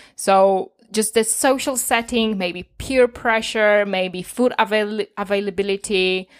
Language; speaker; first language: English; non-native, fluent; Polish